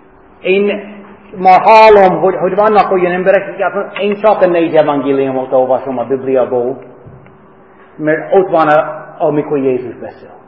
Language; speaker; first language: Hungarian; non-native, fluent; English